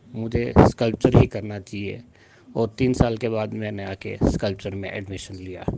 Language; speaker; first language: Hindi; non-native, local second language; Gujarati